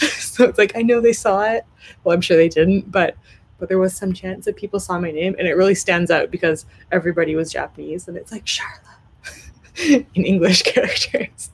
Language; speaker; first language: English; native; English